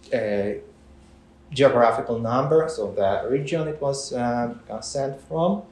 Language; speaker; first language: English; non-native, fluent; Ukrainian